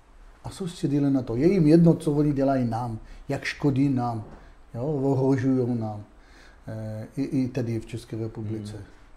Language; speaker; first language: Czech; non-native, fluent; Hebrew